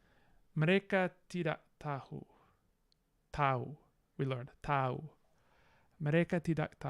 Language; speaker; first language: Indonesian; non-native, learner; English